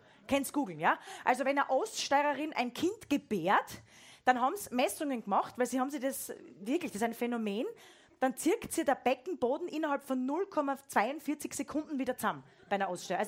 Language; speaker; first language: German; native; German